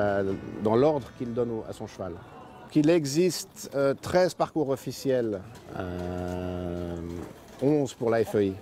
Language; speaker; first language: French; native; French